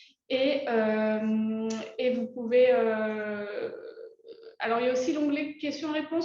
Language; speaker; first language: French; native; French